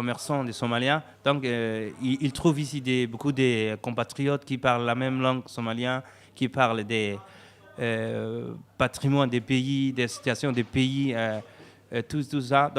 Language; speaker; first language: French; non-native, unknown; Somali